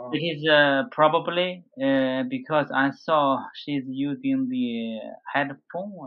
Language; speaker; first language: English; non-native, fluent; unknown